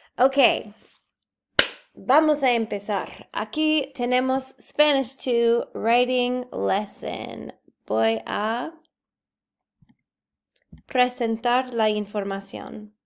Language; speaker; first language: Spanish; non-native, fluent; English